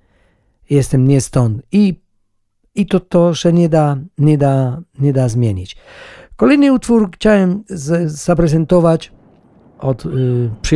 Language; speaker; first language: Polish; non-native, fluent; Spanish